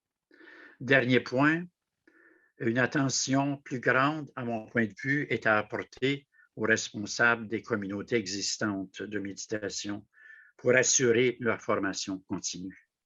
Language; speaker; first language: French; native; French